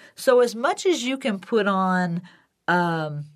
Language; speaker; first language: English; native; English